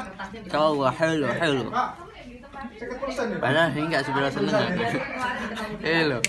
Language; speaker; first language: Arabic; non-native, learner; Indonesian